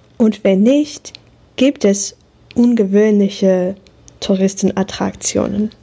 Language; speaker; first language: German; non-native, fluent; English